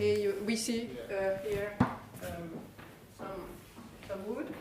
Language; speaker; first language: English; non-native, learner; French